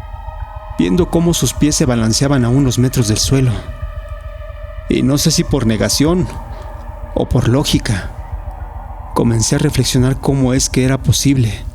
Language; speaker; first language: Spanish; native; Spanish